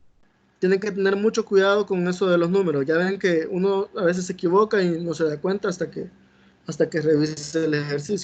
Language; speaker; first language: Spanish; native; Spanish